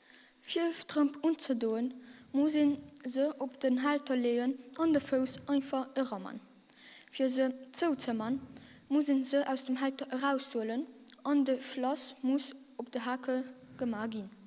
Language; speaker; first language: German; non-native, learner; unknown